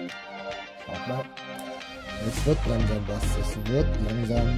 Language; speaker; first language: German; native; German